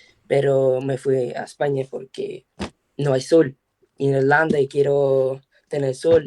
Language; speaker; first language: Spanish; non-native, learner; English